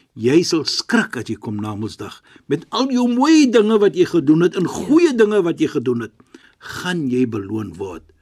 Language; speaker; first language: Afrikaans; non-native, fluent; Arabic